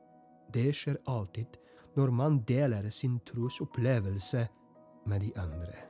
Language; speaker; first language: Norwegian; non-native, fluent; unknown